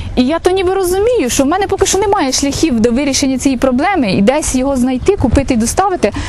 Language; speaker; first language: Ukrainian; native; Ukrainian